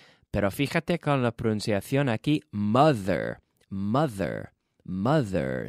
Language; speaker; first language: Spanish; non-native, fluent; English